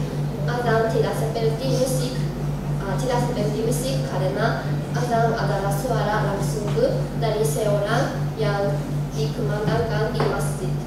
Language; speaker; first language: Indonesian; non-native, learner; Japanese